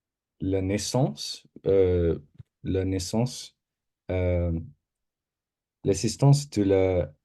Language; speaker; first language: French; non-native, learner; English